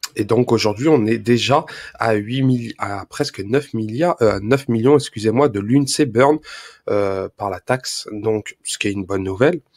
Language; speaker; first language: French; native; French